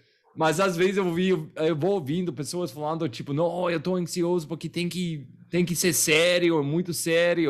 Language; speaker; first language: Portuguese; non-native, fluent; English